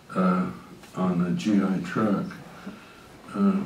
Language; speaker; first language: English; native; English